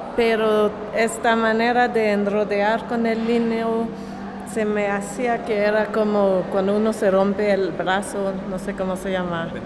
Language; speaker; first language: Spanish; non-native, fluent; French